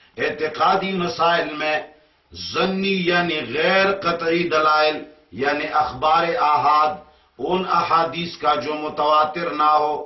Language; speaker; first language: Urdu; non-native, local second language; Pashto